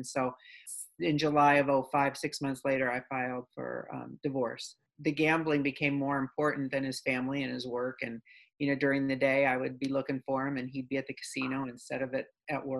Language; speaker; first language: English; native; English